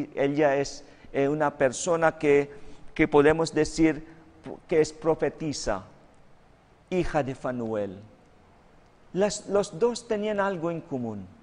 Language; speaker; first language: Spanish; non-native, fluent; Filipino